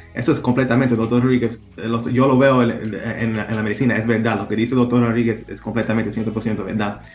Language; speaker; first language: Spanish; early bilingual, heritage; Spanish